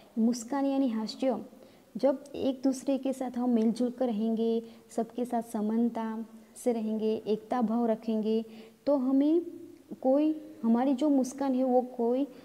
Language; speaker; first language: Hindi; non-native, local second language; Gamit